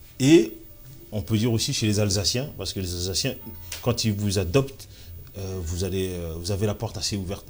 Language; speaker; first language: French; early bilingual, other home language; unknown